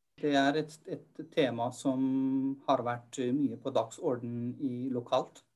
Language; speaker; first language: Norwegian; non-native, fluent; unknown